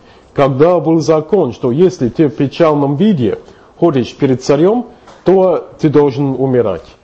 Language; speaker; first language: Russian; non-native, fluent; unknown